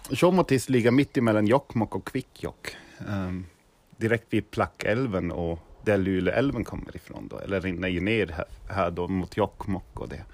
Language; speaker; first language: Swedish; non-native, fluent; German